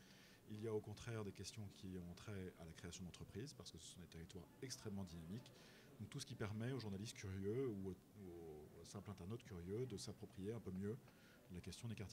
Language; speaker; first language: French; native; French